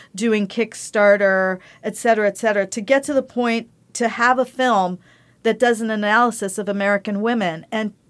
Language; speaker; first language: English; early bilingual, other home language; Spanish